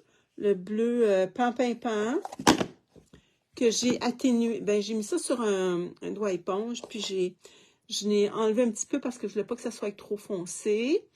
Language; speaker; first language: French; native; French